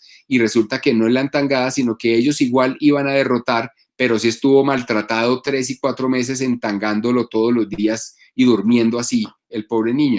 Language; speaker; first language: Spanish; native; Spanish